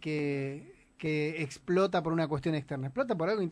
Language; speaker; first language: Spanish; native; Spanish